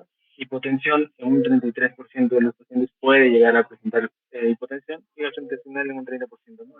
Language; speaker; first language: Spanish; native; Spanish